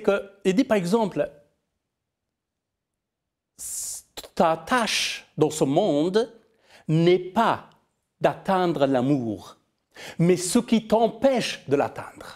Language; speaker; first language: French; non-native, fluent; Persian